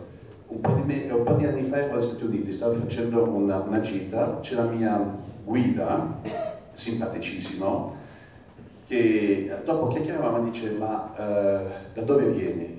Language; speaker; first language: Italian; non-native, fluent; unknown